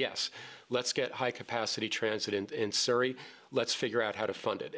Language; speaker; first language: English; native; English